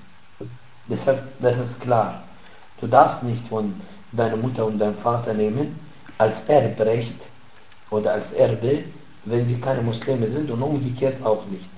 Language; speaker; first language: German; non-native, fluent; Arabic